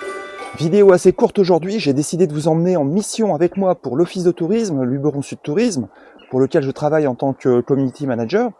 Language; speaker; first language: French; native; French